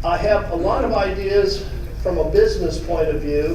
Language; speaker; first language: English; native; English